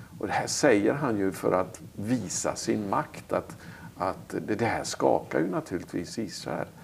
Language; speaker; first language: Swedish; native; Swedish